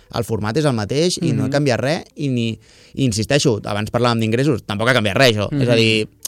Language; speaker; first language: Catalan; non-native, local second language; Spanish